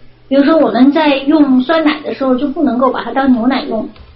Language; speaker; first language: Chinese; native; Chinese